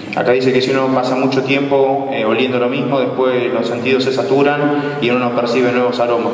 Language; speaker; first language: Spanish; native; Spanish